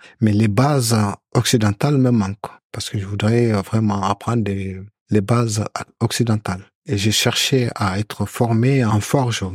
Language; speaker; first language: French; non-native, local second language; Soninke